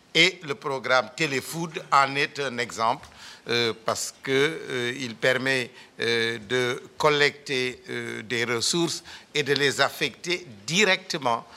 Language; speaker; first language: French; non-native, local second language; Wolof